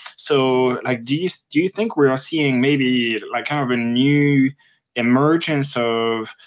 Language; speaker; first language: English; non-native, fluent; French